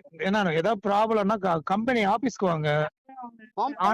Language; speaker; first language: Tamil; native; Tamil